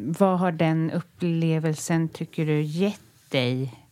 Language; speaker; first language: Swedish; native; Swedish